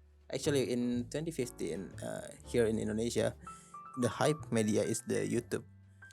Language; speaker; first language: English; non-native, learner; Indonesian